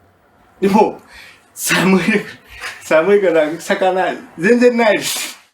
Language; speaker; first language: Japanese; non-native, learner; Vietnamese